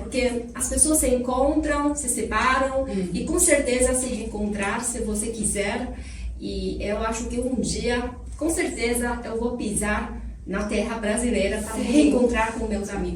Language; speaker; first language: Portuguese; non-native, fluent; Chinese